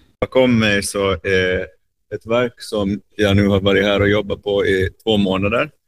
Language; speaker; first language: Swedish; native; Swedish